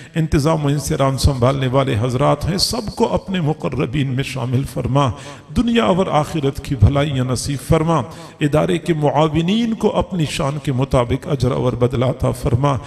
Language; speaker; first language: Urdu; non-native, local second language; Punjabi